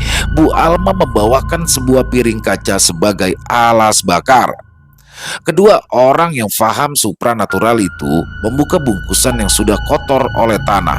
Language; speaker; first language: Indonesian; native; Indonesian